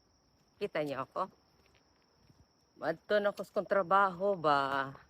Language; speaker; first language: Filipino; non-native, local second language; Cebuano